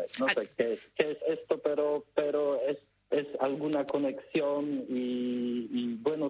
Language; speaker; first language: Spanish; non-native, learner; Polish